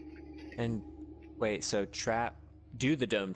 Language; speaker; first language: English; native; English